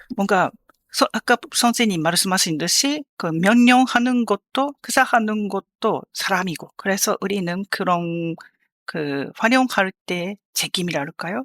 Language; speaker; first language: Korean; non-native, fluent; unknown